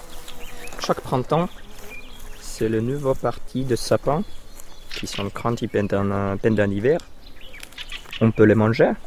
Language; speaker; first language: French; non-native, fluent; Finnish